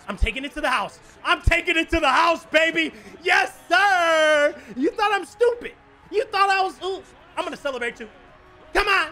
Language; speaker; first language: English; native; English